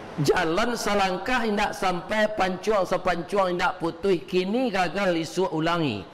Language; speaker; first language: Malay; non-native, local second language; Minangkabau